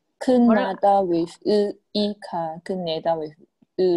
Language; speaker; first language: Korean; non-native, learner; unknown